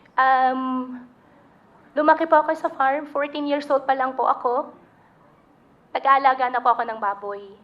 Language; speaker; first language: Filipino; native; Filipino